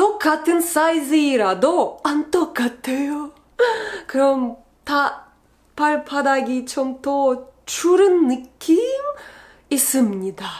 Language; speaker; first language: Korean; non-native, learner; Russian